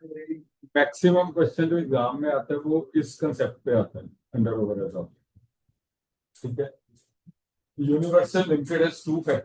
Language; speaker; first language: Hindi; native; Hindi